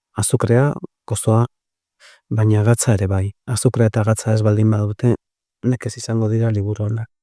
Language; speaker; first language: Basque; native; Basque